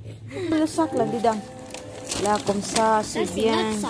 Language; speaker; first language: French; non-native, learner; Cebuano